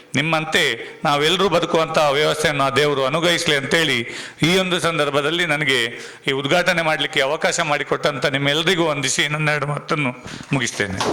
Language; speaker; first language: Kannada; non-native, local second language; Tulu